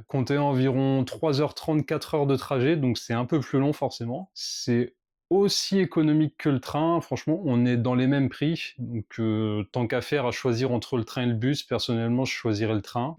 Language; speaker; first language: French; native; French